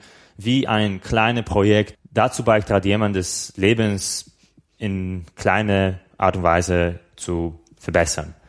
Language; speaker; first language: German; non-native, fluent; Slovak